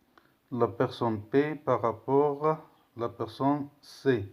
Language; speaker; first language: French; non-native, local second language; Arabic